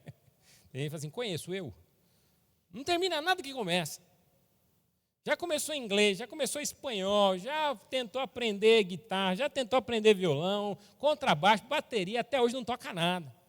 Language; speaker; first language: Portuguese; native; Portuguese